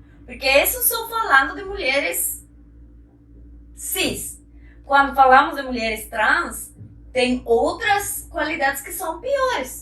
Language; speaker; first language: Portuguese; non-native, fluent; Spanish